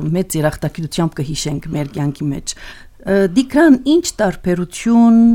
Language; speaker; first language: Armenian; early bilingual, heritage; Armenian